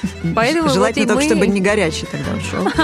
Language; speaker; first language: Russian; native; Russian